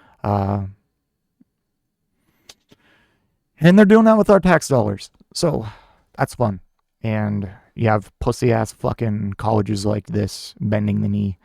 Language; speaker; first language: English; native; English